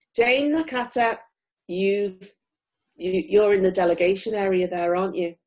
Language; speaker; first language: English; native; English